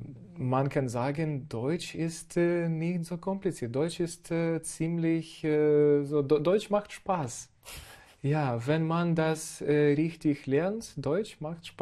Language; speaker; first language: German; non-native, fluent; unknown